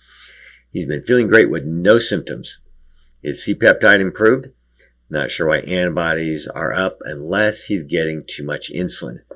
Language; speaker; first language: English; native; English